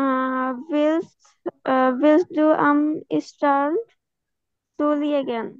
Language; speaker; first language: German; non-native, learner; Bangla